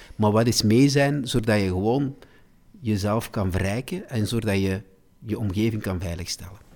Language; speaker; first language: Dutch; native; Dutch